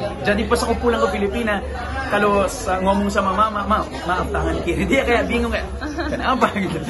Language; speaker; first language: Indonesian; non-native, fluent; Filipino